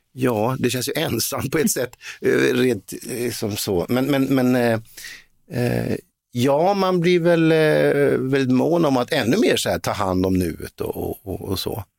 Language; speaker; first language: Swedish; native; Swedish